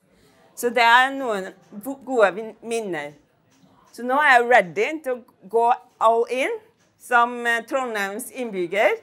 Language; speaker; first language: Norwegian; non-native, fluent; Chinese